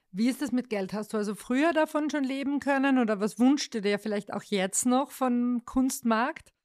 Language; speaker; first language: German; native; German